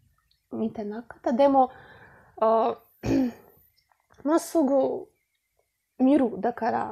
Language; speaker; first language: Japanese; non-native, learner; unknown